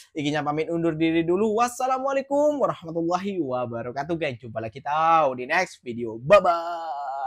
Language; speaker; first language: Indonesian; native; Indonesian